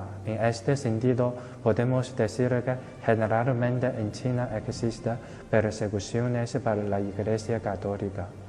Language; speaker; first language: Spanish; non-native, fluent; Chinese